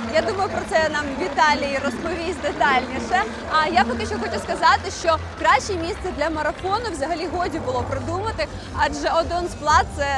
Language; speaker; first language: Ukrainian; native; Ukrainian